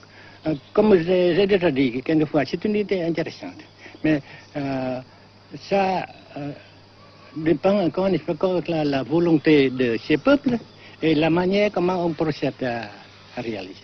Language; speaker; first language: French; non-native, fluent; Vietnamese